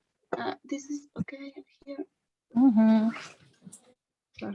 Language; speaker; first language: English; non-native, learner; Spanish